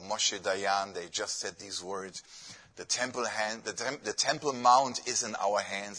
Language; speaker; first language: English; non-native, fluent; German